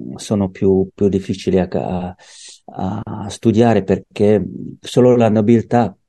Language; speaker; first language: Italian; non-native, learner; Czech